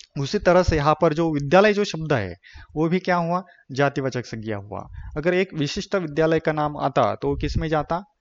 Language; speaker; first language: Hindi; non-native, local second language; Marathi